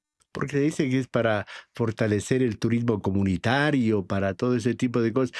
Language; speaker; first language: Spanish; native; Spanish